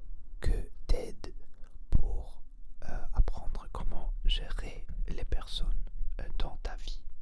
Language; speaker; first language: French; non-native, learner; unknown